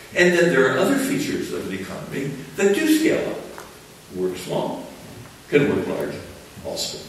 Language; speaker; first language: English; native; English